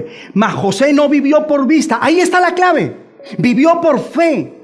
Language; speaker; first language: Spanish; native; Spanish